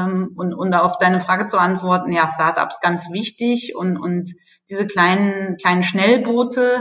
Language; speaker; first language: German; native; German